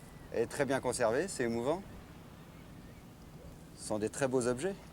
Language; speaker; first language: French; native; French